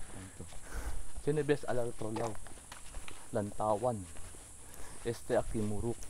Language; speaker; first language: Spanish; non-native, learner; Chavacano